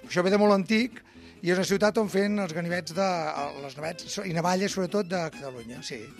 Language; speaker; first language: Catalan; native; Catalan